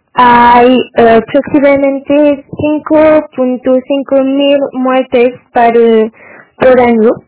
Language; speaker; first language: Spanish; non-native, learner; French